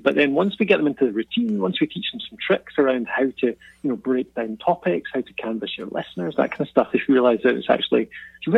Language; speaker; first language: English; native; English